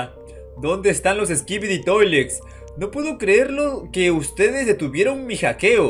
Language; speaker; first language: Spanish; native; Spanish